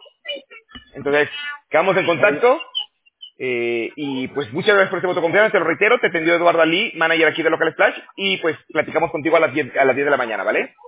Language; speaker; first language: Spanish; native; Spanish